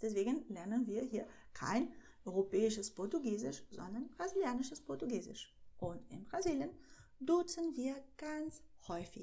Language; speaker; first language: German; non-native, fluent; Portuguese